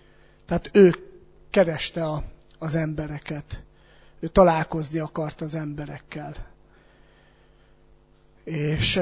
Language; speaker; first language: Hungarian; native; Hungarian